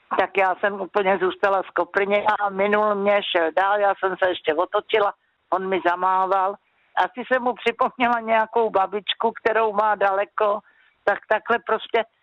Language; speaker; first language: Czech; native; Czech